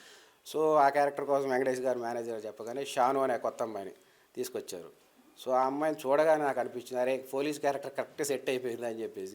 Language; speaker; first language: Telugu; native; Telugu